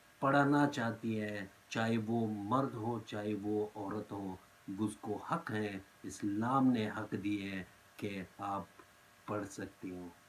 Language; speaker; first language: Urdu; non-native, fluent; Pashto